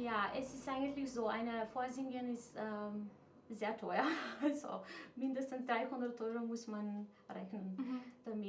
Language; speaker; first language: German; non-native, fluent; Macedonian